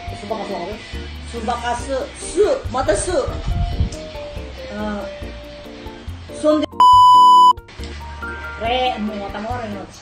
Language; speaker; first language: Japanese; non-native, learner; Filipino